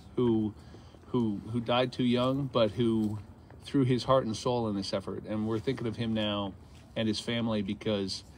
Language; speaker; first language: English; native; English